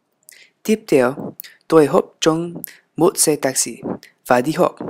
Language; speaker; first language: Vietnamese; non-native, learner; English